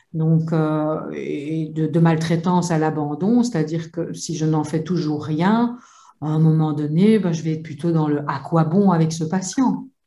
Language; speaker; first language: French; native; French